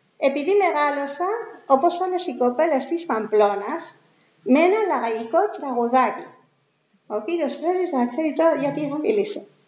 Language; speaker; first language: Greek; non-native, fluent; Spanish